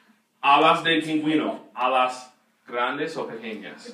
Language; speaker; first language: Spanish; non-native, fluent; English